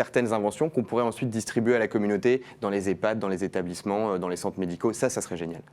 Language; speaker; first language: French; native; French